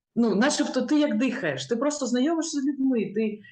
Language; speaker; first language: Ukrainian; native; Ukrainian